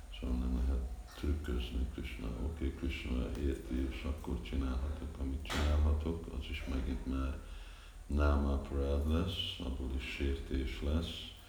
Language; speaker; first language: Hungarian; early bilingual, heritage; Hungarian